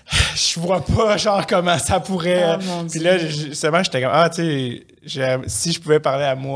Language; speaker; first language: French; native; French